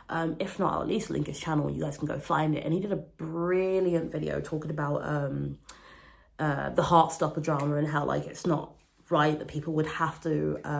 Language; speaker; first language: English; native; English